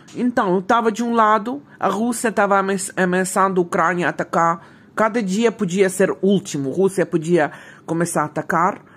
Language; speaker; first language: Portuguese; non-native, fluent; Ukrainian